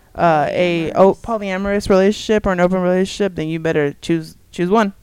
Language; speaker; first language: English; native; English